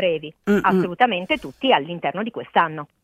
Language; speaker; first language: Italian; native; Italian